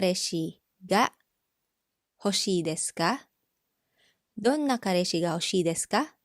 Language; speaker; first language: Japanese; non-native, fluent; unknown